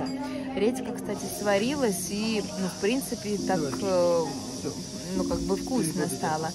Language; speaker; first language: Russian; native; Russian